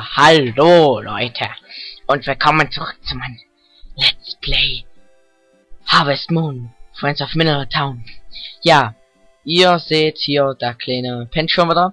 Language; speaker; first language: German; native; German